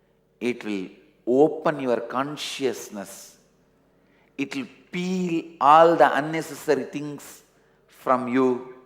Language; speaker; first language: English; non-native, local second language; Tamil